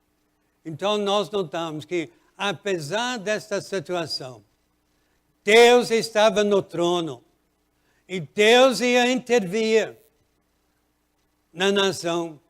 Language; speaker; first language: Portuguese; non-native, fluent; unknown